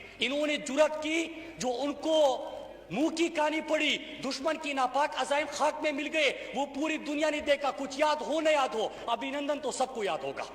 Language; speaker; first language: Urdu; non-native, local second language; Pashto